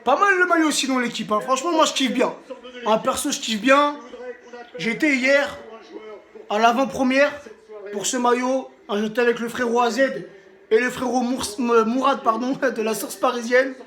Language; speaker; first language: French; native; French